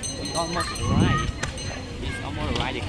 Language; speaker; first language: English; non-native, learner; Khmer